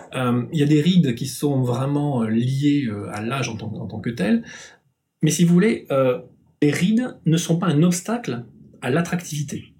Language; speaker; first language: French; native; French